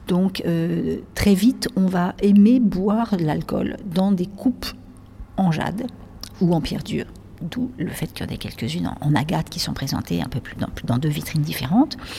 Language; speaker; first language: French; native; French